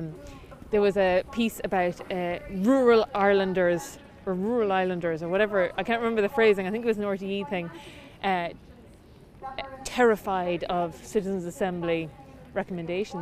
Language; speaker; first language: English; native; English